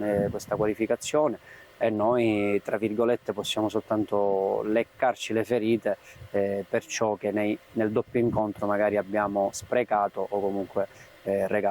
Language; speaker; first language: Italian; native; Italian